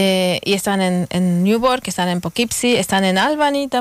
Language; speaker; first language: Spanish; native; Spanish